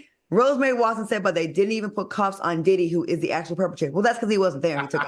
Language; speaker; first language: English; native; English